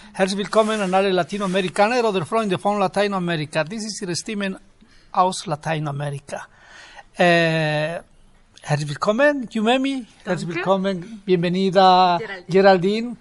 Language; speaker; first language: German; non-native, learner; Spanish